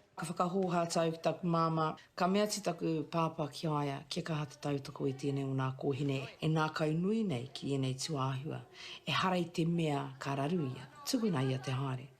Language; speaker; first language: Māori; non-native, local second language; English